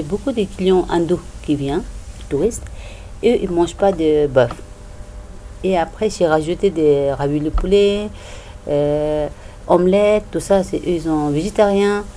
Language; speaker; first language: French; non-native, learner; Tibetan